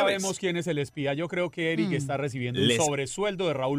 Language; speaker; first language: Spanish; native; Spanish